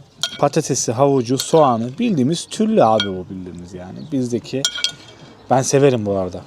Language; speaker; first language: Turkish; native; Turkish